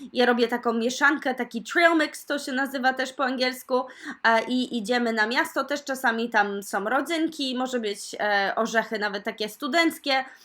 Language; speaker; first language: Polish; native; Polish